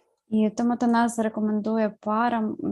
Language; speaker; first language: Ukrainian; native; Ukrainian